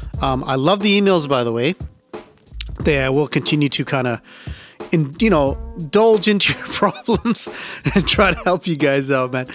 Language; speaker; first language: English; early bilingual, other home language; Punjabi